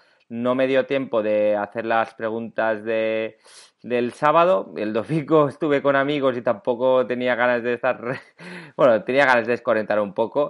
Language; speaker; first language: Spanish; native; Spanish